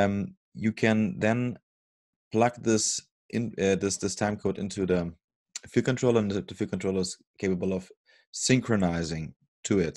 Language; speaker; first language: English; non-native, fluent; German